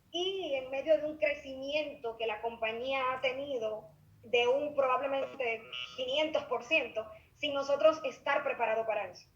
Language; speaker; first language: Spanish; native; Spanish